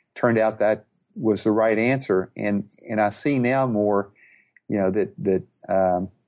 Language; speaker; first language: English; native; English